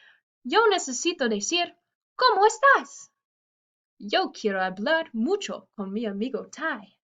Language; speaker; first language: Spanish; non-native, fluent; English